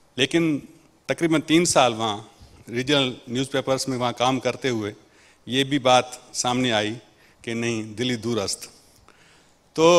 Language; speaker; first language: Urdu; non-native, local second language; Sindhi